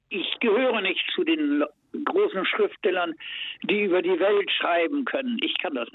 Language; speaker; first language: German; native; German